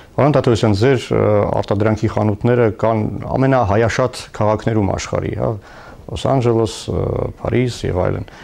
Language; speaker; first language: Armenian; native; Armenian